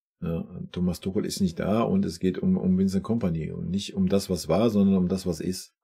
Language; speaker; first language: German; native; German